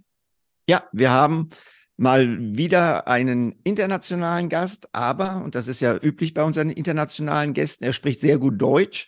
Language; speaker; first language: German; native; German